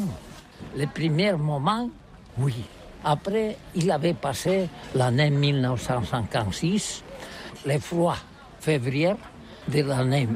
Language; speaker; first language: French; non-native, local second language; Catalan